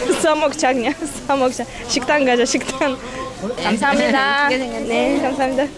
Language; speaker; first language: Korean; non-native, fluent; Russian